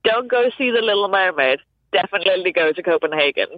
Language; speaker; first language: English; non-native, fluent; Danish